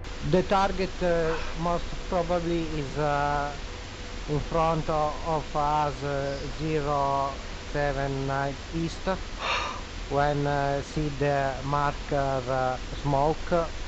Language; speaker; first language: English; non-native, learner; Italian